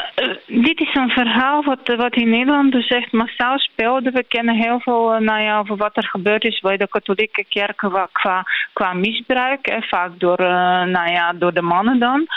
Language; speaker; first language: Dutch; non-native, fluent; Bulgarian